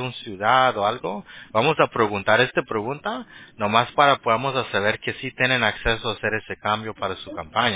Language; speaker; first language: Spanish; early bilingual, heritage; Spanish